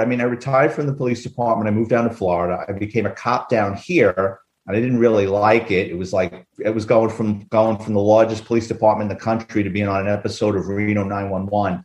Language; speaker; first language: English; native; English